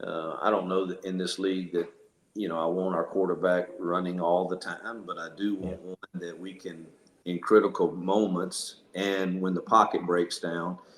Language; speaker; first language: English; native; English